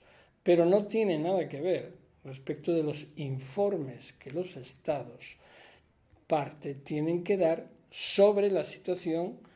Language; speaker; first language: Spanish; native; Spanish